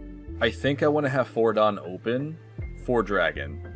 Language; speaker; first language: English; native; English